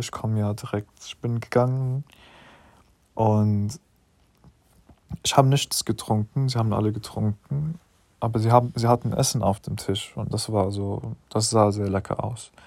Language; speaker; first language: German; non-native, learner; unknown